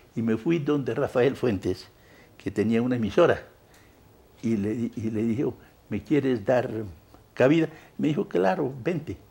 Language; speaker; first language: Spanish; native; Spanish